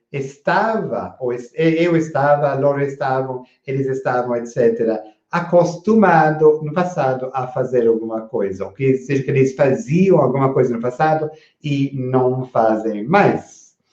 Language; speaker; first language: Portuguese; non-native, fluent; English